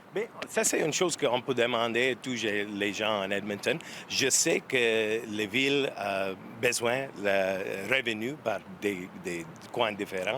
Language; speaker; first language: French; non-native, learner; English